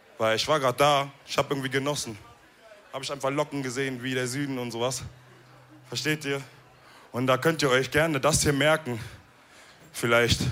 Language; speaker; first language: German; early bilingual, other home language; Wolof